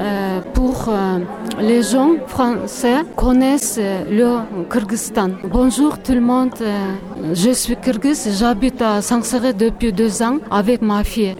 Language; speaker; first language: French; non-native, learner; Kyrgyz